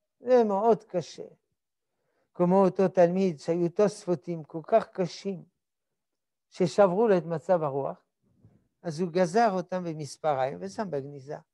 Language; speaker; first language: Hebrew; non-native, fluent; French